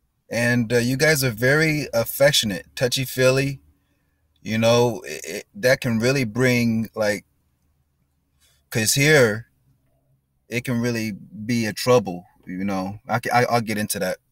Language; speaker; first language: English; native; English